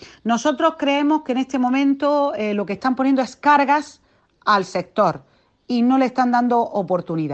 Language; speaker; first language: Spanish; native; Spanish